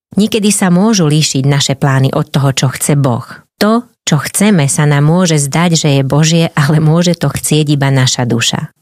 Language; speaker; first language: Slovak; native; Slovak